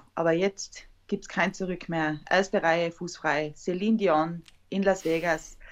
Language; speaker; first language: German; native; German